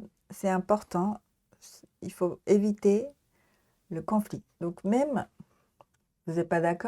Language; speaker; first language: French; non-native, learner; Japanese